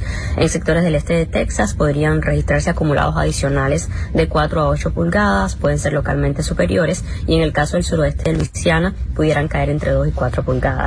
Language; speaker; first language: Spanish; native; Spanish